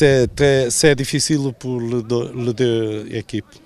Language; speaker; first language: French; non-native, learner; Portuguese